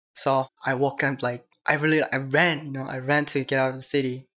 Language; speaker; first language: English; non-native, learner; Korean